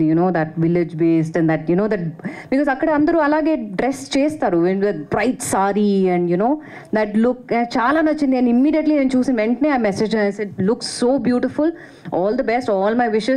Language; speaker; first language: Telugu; non-native, fluent; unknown